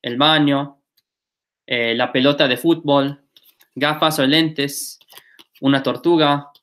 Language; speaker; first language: Spanish; non-native, fluent; English